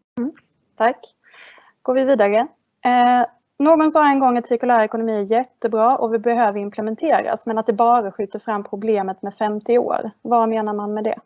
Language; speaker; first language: Swedish; native; Swedish